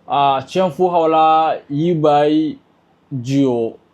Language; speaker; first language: Chinese; non-native, learner; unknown